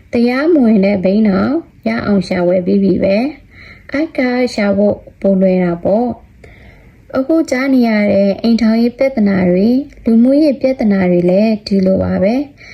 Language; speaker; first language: Burmese; non-native, local second language; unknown